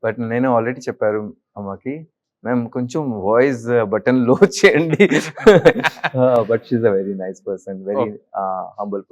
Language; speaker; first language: Telugu; non-native, local second language; Hindi